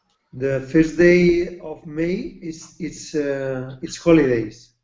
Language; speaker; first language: English; non-native, learner; Spanish